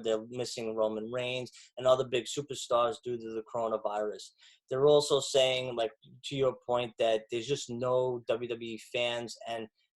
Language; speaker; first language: English; native; English